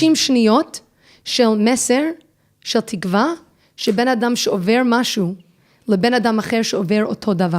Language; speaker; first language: Hebrew; non-native, fluent; English